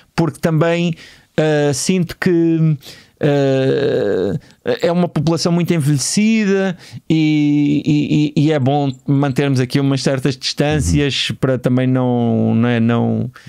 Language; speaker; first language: Portuguese; native; Portuguese